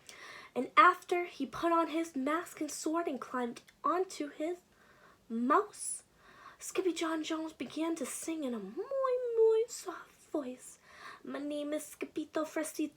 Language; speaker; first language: English; native; English